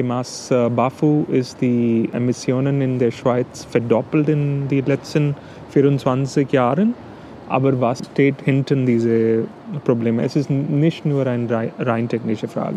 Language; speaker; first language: German; non-native, fluent; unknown